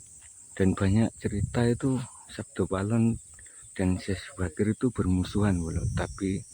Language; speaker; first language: Indonesian; non-native, local second language; Javanese